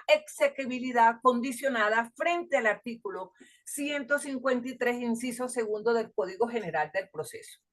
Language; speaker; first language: Spanish; native; Spanish